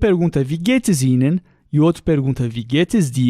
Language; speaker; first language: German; non-native, fluent; Portuguese